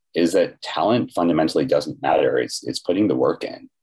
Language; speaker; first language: English; native; English